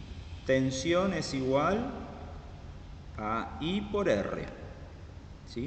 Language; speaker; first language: Spanish; native; Spanish